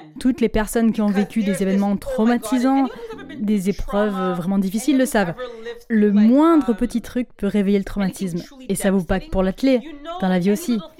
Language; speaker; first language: French; non-native, local second language; English